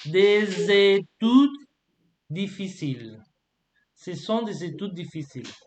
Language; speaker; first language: French; non-native, fluent; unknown